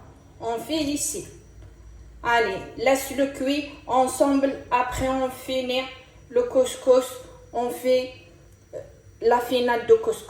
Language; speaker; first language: French; non-native, local second language; Arabic